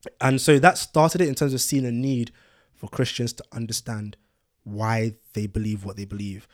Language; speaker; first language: English; early bilingual, other home language; Yoruba